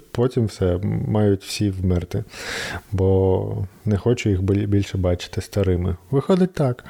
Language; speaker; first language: Ukrainian; native; Ukrainian